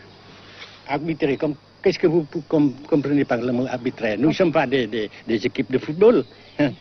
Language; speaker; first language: French; non-native, local second language; Vietnamese